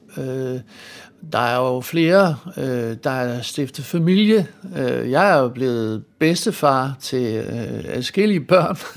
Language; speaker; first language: Danish; non-native, fluent; Dutch